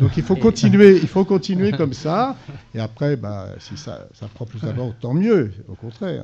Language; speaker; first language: French; native; French